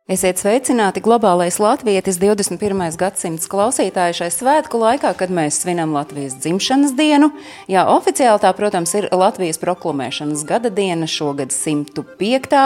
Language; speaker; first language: Latvian; native; Latvian